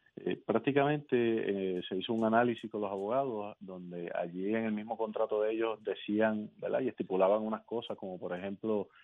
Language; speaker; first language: Spanish; native; Spanish